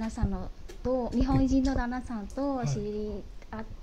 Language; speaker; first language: Japanese; non-native, learner; Vietnamese